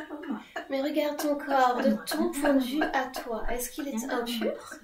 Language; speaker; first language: French; native; French